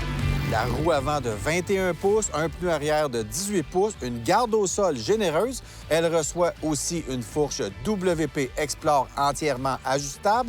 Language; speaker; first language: French; native; French